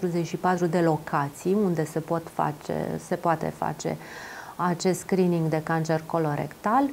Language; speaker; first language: Romanian; native; Romanian